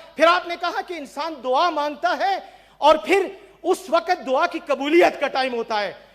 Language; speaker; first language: Urdu; non-native, local second language; Pashto